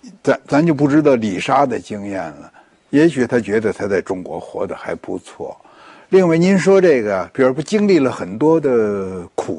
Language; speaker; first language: Chinese; native; Chinese